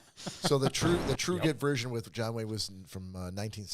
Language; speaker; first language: English; native; English